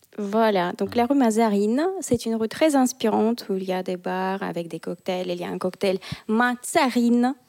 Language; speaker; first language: French; non-native, fluent; Russian